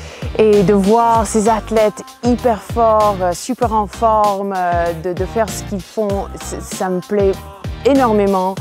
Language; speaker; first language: French; non-native, fluent; English